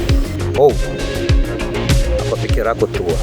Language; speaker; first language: Indonesian; non-native, learner; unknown